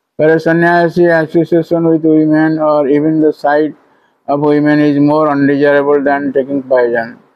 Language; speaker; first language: English; non-native, local second language; Odia